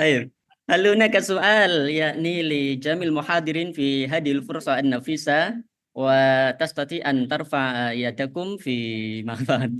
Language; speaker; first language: Arabic; non-native, fluent; Indonesian